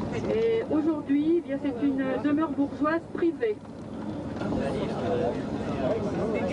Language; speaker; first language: French; native; French